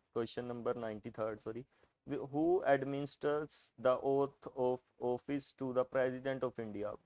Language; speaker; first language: English; non-native, local second language; Punjabi